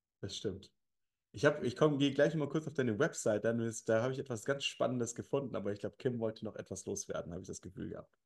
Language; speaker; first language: German; early bilingual, other home language; Russian